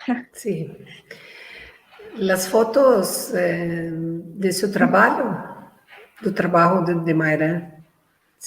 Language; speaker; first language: Spanish; non-native, learner; Portuguese